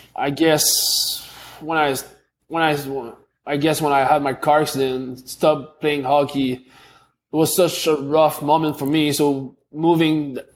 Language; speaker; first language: English; native; English